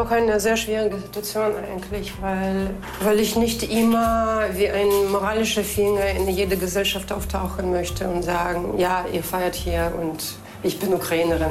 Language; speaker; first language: German; non-native, fluent; Russian